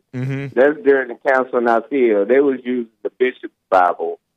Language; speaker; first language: English; native; English